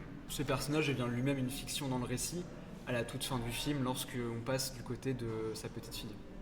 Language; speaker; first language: French; native; French